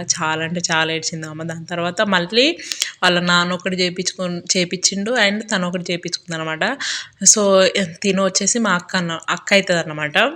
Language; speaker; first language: Telugu; non-native, local second language; Lambadi